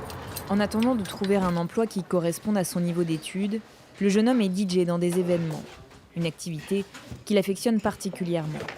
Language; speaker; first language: French; native; French